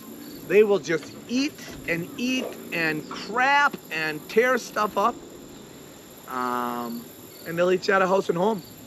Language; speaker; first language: English; native; English